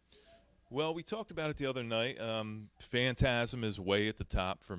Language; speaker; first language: English; native; English